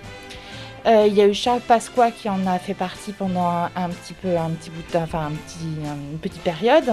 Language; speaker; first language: French; native; French